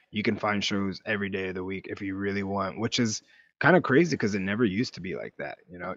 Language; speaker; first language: English; native; English